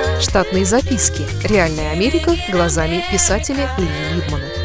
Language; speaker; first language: Russian; native; Russian